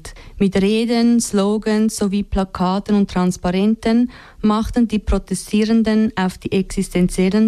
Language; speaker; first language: German; native; German